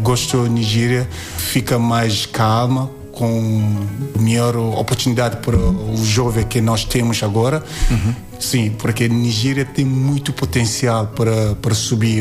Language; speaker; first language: Portuguese; non-native, learner; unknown